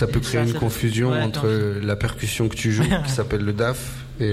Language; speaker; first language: French; native; French